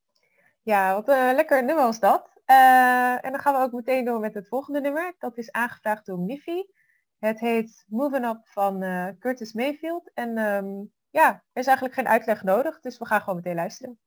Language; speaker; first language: Dutch; native; Dutch